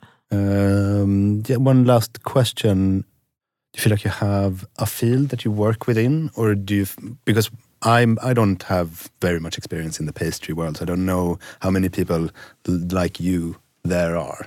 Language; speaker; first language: English; non-native, fluent; Swedish